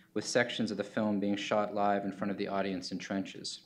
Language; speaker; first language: English; native; English